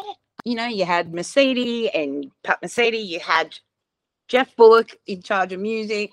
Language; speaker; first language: English; native; English